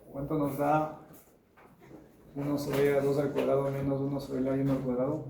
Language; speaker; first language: Spanish; native; Spanish